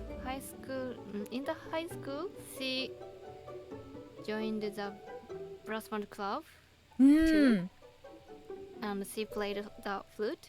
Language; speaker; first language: English; non-native, learner; Japanese